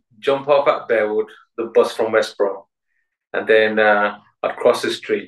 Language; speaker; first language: English; native; English